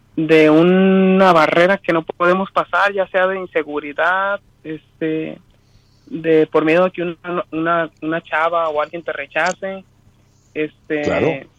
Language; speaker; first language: Spanish; native; Spanish